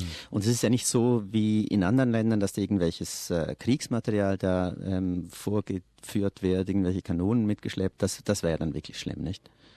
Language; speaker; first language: German; native; German